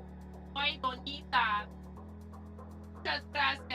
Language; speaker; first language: Spanish; non-native, learner; English